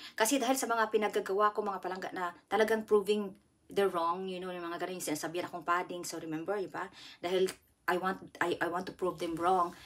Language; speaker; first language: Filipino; non-native, local second language; Cebuano